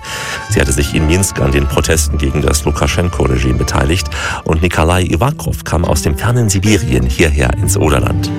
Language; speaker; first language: German; native; German